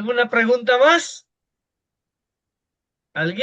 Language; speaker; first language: Spanish; non-native, fluent; Bangla